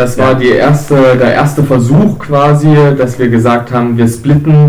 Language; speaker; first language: German; native; German